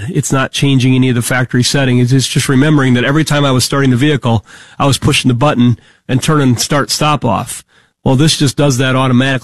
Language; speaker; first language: English; native; English